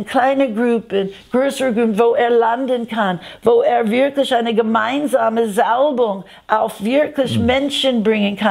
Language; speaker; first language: German; non-native, fluent; English